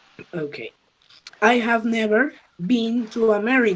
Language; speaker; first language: English; non-native, learner; Spanish